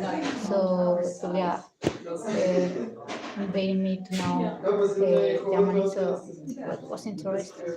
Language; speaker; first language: English; non-native, learner; Spanish